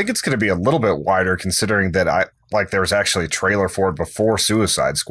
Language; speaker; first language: English; native; English